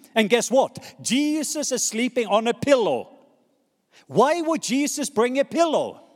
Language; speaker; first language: English; non-native, fluent; Norwegian